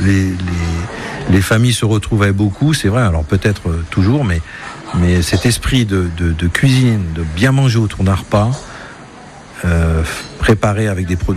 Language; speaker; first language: French; native; French